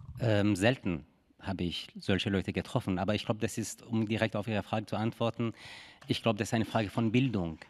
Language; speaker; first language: German; non-native, fluent; Persian